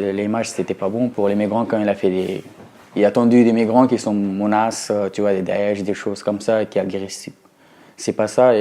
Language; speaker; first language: French; non-native, learner; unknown